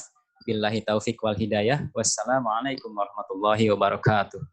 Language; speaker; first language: Indonesian; native; Indonesian